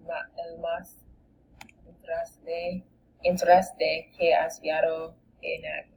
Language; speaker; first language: Spanish; non-native, learner; English